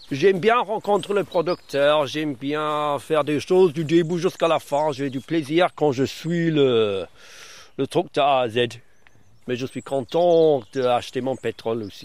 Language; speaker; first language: French; early bilingual, other home language; English